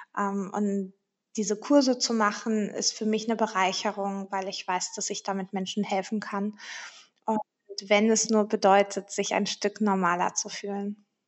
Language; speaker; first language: German; early bilingual, heritage; German